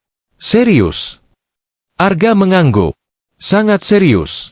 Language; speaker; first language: Indonesian; native; Indonesian